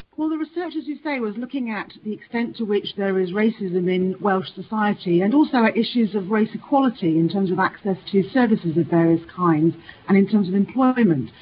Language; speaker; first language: English; native; English